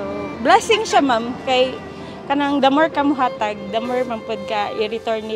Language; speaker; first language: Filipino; non-native, local second language; Cebuano